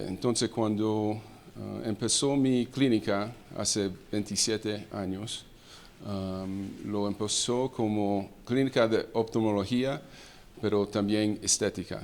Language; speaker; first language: Spanish; early bilingual, heritage; English